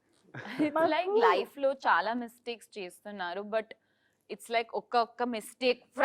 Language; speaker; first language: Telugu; non-native, learner; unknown